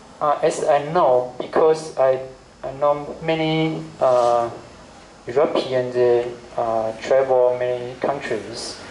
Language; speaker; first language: English; non-native, learner; Chinese